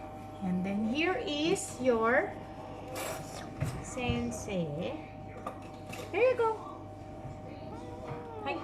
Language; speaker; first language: English; non-native, learner; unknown